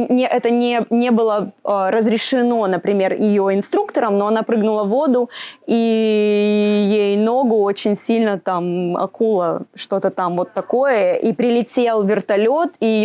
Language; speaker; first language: Russian; native; Russian